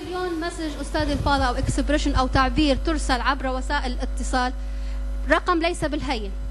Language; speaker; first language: Arabic; native; Arabic